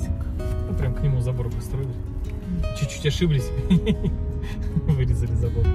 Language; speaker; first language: Russian; native; Russian